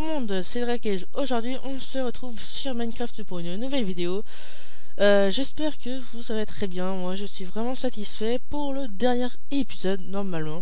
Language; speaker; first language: French; native; French